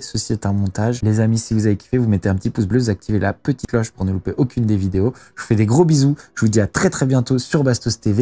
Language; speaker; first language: French; native; French